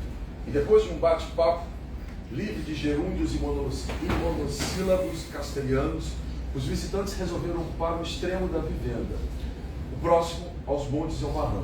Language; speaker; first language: Portuguese; native; Portuguese